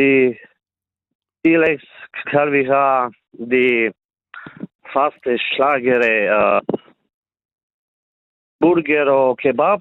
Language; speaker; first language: Norwegian; non-native, local second language; Northern Sami